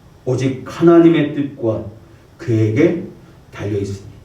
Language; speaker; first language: Korean; native; Korean